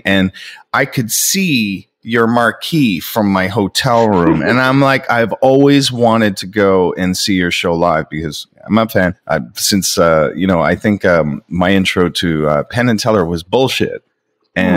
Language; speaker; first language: English; native; English